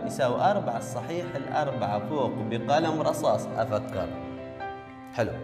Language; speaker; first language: Arabic; native; Arabic